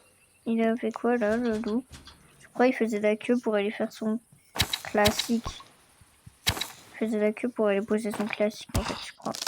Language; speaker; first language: French; native; French